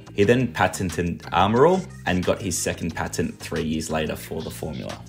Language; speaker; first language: English; native; English